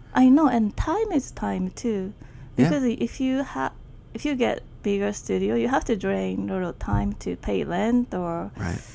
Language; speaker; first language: English; non-native, learner; Japanese